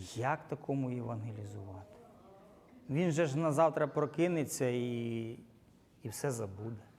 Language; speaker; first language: Ukrainian; non-native, local second language; Russian